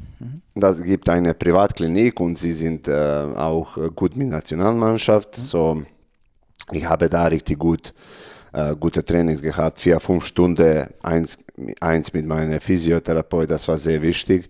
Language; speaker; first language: German; non-native, learner; Serbian